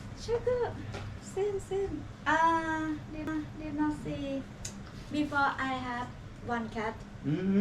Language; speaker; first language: English; non-native, learner; Thai